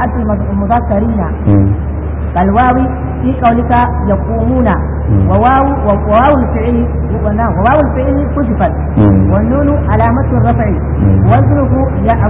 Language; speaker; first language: Arabic; non-native, fluent; Hausa